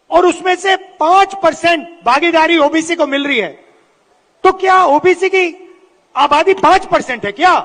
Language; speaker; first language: Hindi; native; Hindi